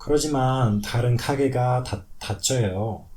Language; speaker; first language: Korean; non-native, learner; French